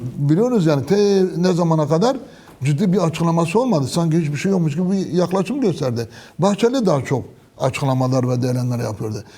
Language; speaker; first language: Turkish; non-native, local second language; Kurdish